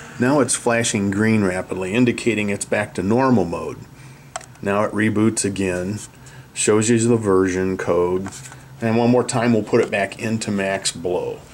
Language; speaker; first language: English; native; English